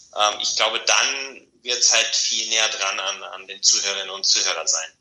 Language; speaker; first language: German; non-native, fluent; Bulgarian